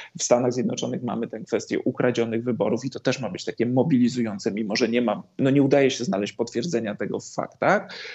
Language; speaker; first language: Polish; native; Polish